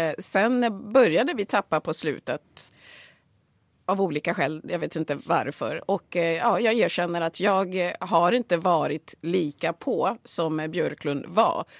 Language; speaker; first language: Swedish; early bilingual, other home language; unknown